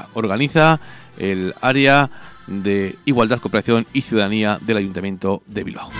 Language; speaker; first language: Spanish; native; Spanish